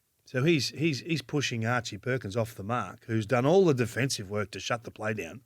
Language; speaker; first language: English; native; English